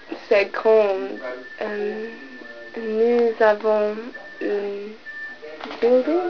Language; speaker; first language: French; non-native, learner; English